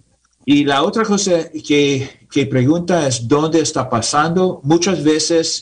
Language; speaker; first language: Spanish; non-native, learner; English